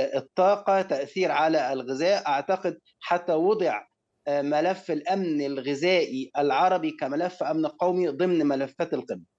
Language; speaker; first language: Arabic; native; Arabic